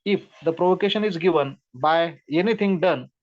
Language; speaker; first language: English; non-native, local second language; Marathi